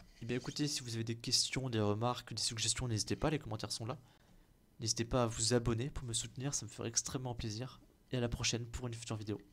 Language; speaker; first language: French; native; French